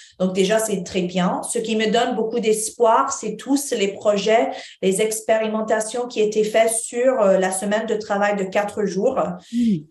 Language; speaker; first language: French; non-native, fluent; Arabic